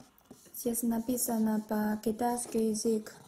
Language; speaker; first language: Russian; non-native, learner; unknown